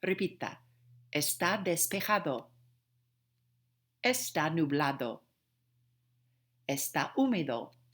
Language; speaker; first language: Spanish; non-native, fluent; English